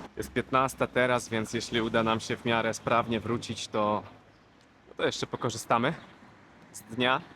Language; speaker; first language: Polish; native; Polish